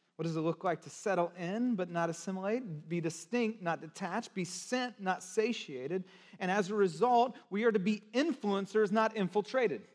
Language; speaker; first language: English; native; English